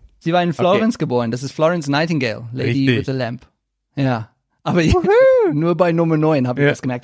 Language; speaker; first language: German; non-native, learner; Afrikaans